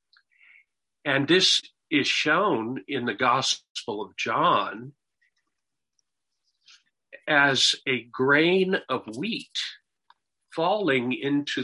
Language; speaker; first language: English; native; English